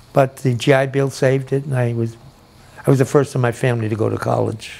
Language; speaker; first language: English; native; English